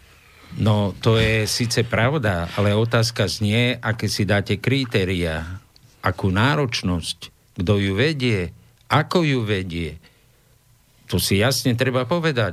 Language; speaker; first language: Slovak; native; Slovak